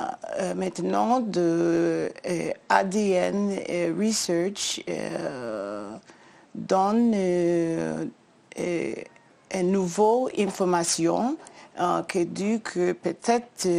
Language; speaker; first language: French; non-native, learner; English